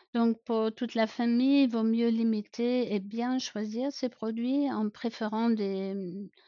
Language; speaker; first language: French; non-native, fluent; German